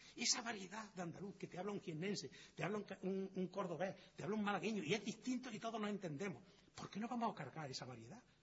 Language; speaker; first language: Spanish; native; Spanish